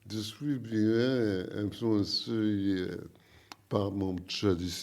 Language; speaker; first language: French; non-native, learner; English